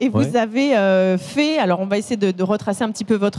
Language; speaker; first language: French; native; French